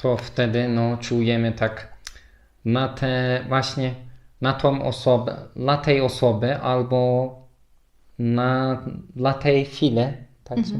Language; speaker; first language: Polish; non-native, fluent; Turkish